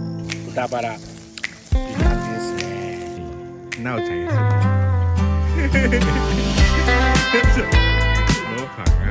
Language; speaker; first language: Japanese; non-native, learner; Chinese